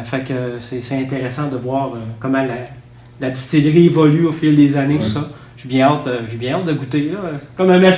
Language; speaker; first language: French; native; French